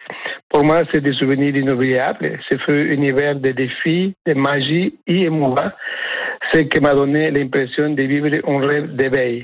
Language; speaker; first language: French; non-native, fluent; Spanish